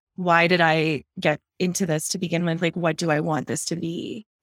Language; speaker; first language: English; native; English